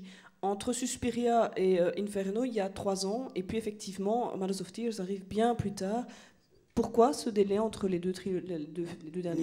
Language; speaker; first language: French; native; French